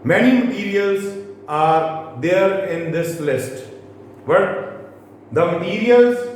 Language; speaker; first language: English; non-native, local second language; Punjabi